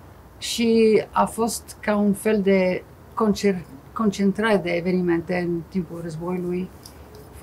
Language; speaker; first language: Romanian; non-native, fluent; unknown